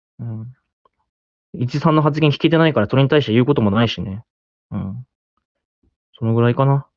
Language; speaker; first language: Japanese; native; Japanese